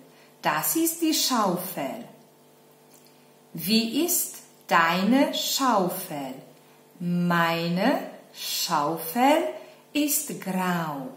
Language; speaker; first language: German; non-native, fluent; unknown